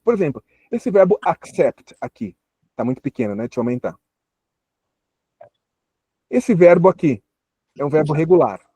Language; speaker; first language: Portuguese; native; Portuguese